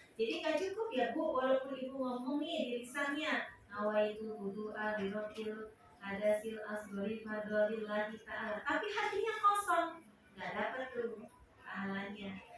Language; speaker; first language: Indonesian; non-native, local second language; Sundanese